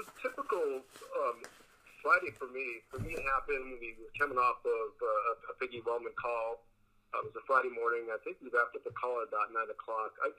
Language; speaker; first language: English; early bilingual, other home language; Spanish